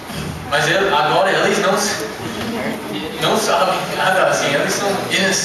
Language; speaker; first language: Portuguese; non-native, learner; English